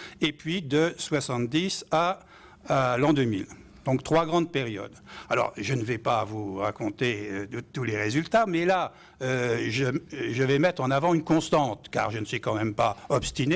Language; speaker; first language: French; native; French